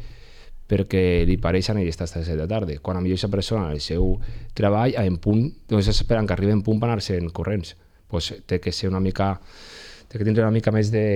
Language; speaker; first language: Catalan; native; Catalan